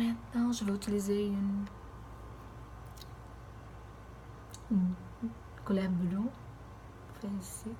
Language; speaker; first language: French; non-native, fluent; Portuguese